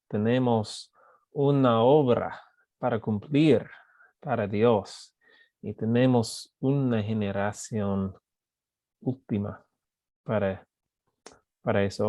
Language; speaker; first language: Spanish; non-native, fluent; English